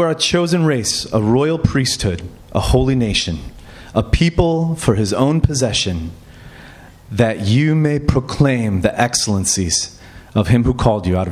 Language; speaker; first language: English; native; English